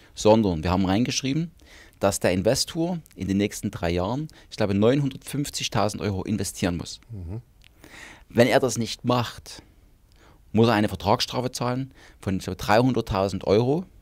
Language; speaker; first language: German; native; German